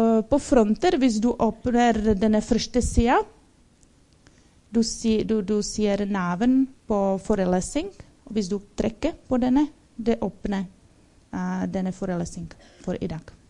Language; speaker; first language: Norwegian; non-native, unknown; Czech